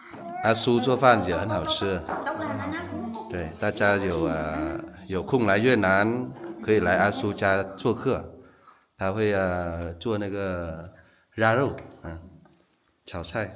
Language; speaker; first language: Chinese; non-native, learner; Vietnamese